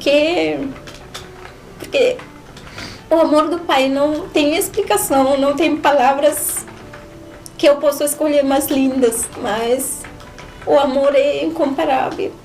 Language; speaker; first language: Portuguese; non-native, learner; Spanish